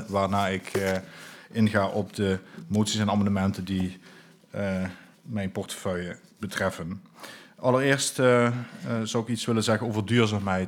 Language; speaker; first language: Dutch; native; Dutch